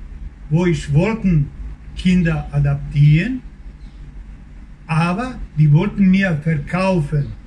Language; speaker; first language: German; non-native, learner; Croatian